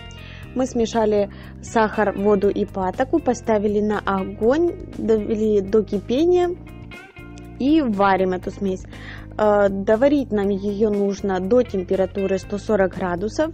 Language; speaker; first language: Russian; native; Russian